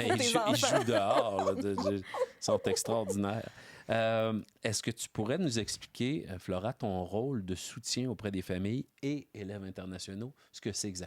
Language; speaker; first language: French; native; French